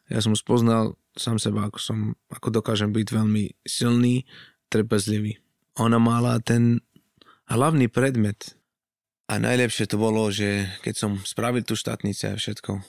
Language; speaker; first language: Slovak; non-native, fluent; Arabic